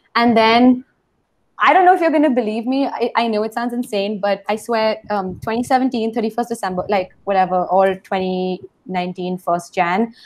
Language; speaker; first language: English; non-native, local second language; Hindi